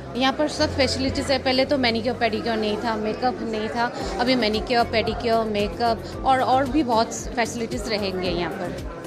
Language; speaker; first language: Hindi; non-native, local second language; Nepali